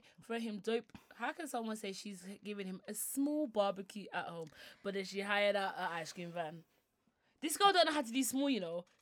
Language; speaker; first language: English; non-native, local second language; Yoruba